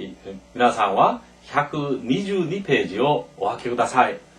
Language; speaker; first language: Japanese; non-native, fluent; Korean